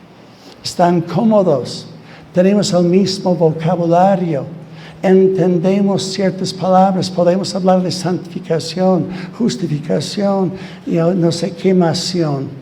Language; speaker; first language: Spanish; non-native, fluent; English